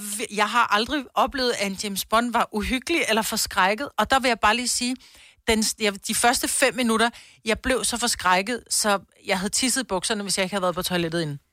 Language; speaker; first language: Danish; native; Danish